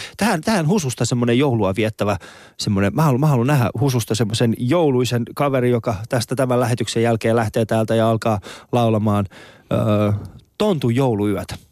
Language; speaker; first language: Finnish; non-native, fluent; Persian